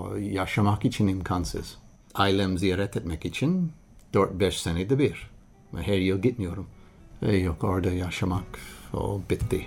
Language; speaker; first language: Turkish; non-native, learner; English